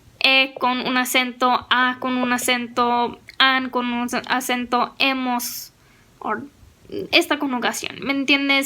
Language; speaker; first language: Spanish; non-native, fluent; English